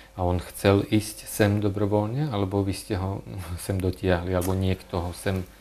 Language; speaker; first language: Slovak; native; Slovak